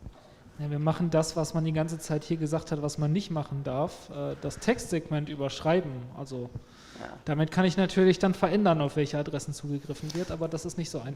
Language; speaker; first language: German; native; German